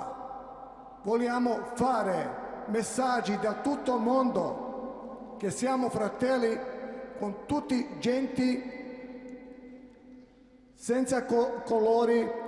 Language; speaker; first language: Italian; non-native, learner; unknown